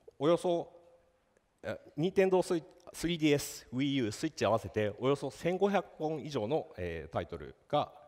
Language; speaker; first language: Japanese; native; Japanese